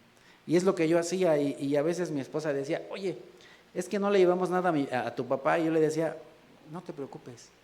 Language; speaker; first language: Spanish; native; Spanish